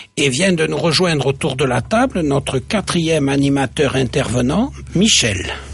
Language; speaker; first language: French; native; French